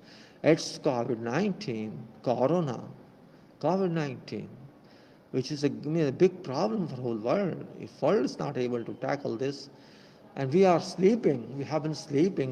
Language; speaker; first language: English; non-native, local second language; Hindi